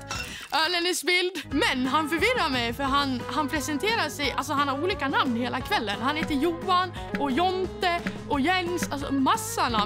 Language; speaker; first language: Swedish; native; Swedish